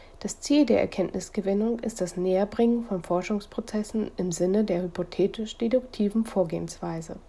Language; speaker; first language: German; native; German